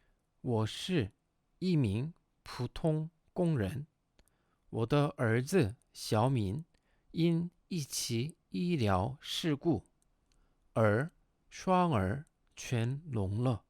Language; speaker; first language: Chinese; non-native, fluent; Korean